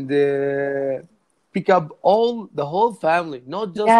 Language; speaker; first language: English; non-native, learner; Arabic